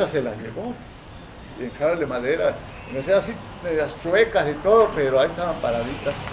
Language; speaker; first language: Spanish; native; Spanish